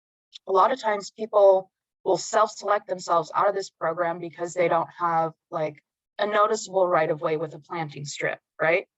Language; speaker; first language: English; native; English